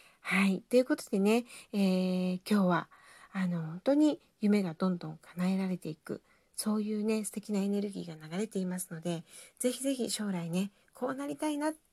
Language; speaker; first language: Japanese; native; Japanese